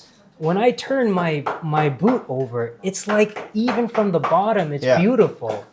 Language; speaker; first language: English; early bilingual, heritage; English